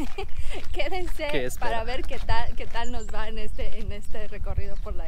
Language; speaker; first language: Spanish; native; Spanish